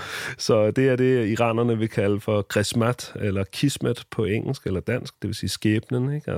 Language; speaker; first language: Danish; native; Danish